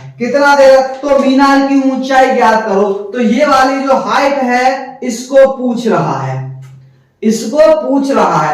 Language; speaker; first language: Hindi; native; Hindi